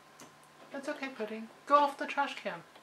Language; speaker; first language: English; native; English